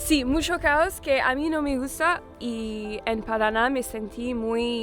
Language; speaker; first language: Spanish; non-native, learner; English